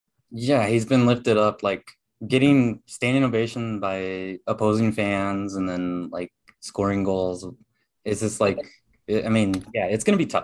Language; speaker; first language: English; early bilingual, other home language; Spanish